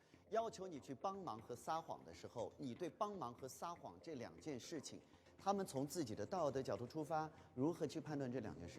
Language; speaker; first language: Chinese; native; Chinese